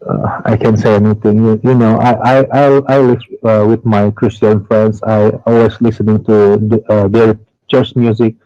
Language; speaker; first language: English; non-native, learner; Indonesian